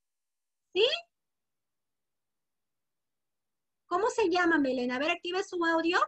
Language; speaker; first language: Spanish; native; Spanish